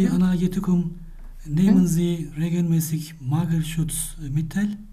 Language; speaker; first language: German; non-native, learner; Turkish